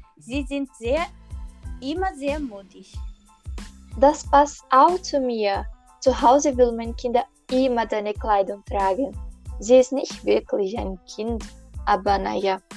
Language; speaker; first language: German; non-native, learner; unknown